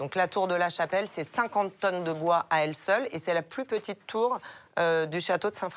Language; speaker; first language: French; native; French